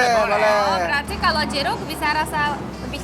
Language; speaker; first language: Indonesian; non-native, fluent; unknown